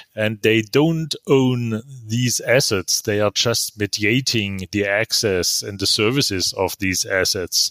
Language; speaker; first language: English; non-native, fluent; German